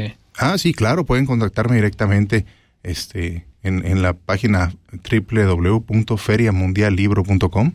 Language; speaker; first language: Spanish; native; Spanish